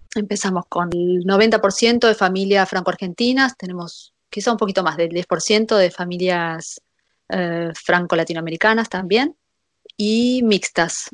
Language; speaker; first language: Spanish; native; Spanish